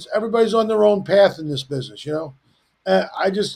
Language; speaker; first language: English; native; English